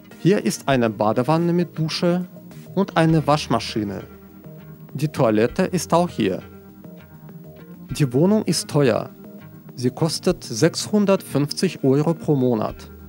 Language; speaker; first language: German; non-native, fluent; Russian